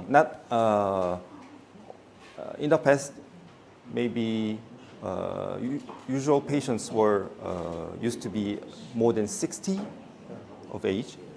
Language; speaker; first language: English; non-native, fluent; Korean